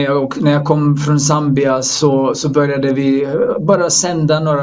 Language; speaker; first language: Swedish; non-native, fluent; Croatian